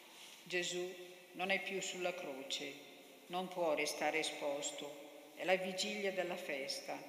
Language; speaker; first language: Italian; native; Italian